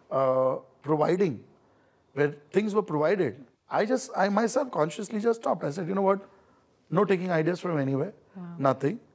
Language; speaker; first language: English; non-native, local second language; Hindi